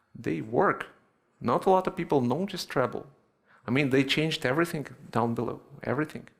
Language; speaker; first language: English; non-native, fluent; Russian